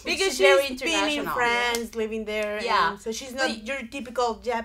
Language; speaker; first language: English; non-native, fluent; Spanish